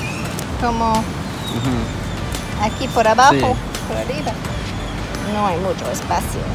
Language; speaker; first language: Spanish; non-native, learner; English